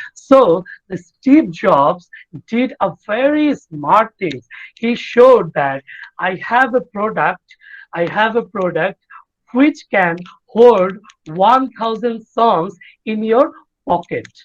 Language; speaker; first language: English; non-native, fluent; Bangla